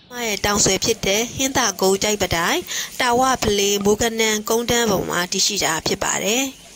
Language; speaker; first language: Burmese; native; Burmese